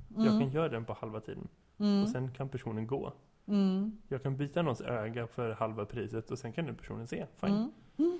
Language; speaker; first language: Swedish; native; Swedish